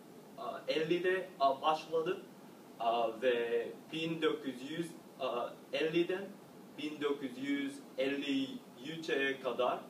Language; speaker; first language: Turkish; non-native, learner; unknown